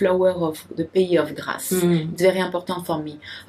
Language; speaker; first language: English; non-native, learner; French